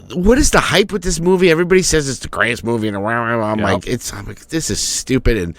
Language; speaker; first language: English; native; English